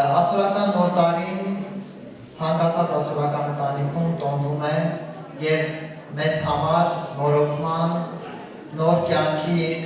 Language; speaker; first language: Armenian; non-native, local second language; Assyrian Neo-Aramaic